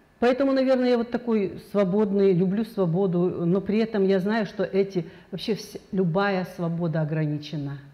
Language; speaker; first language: Russian; non-native, local second language; Kazakh